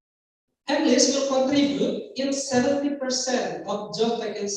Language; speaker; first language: English; non-native, fluent; Indonesian